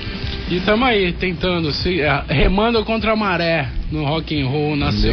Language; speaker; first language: Portuguese; native; Portuguese